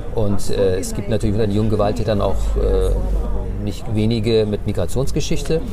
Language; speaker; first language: German; early bilingual, other home language; Turkish